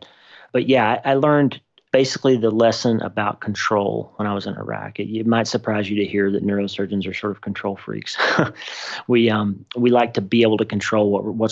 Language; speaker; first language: English; native; English